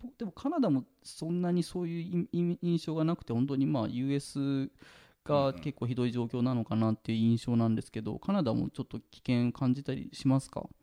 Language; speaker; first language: Japanese; native; Japanese